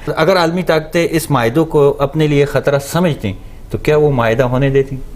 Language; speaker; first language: Urdu; non-native, local second language; Northern Hindko